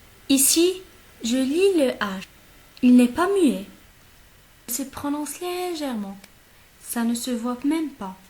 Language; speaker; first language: French; non-native, local second language; Arabic